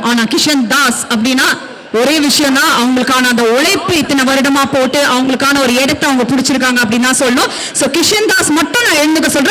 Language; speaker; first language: Tamil; native; Tamil